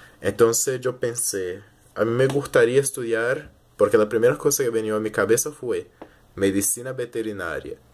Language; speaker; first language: Spanish; early bilingual, heritage; Portuguese